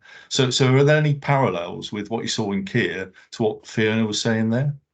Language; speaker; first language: English; native; English